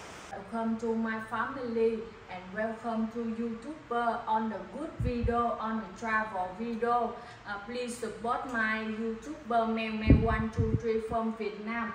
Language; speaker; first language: English; non-native, learner; Vietnamese